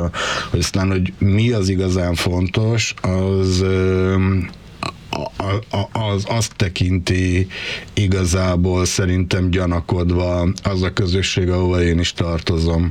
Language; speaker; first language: Hungarian; native; Hungarian